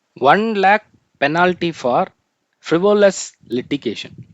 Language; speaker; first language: English; non-native, local second language; Tamil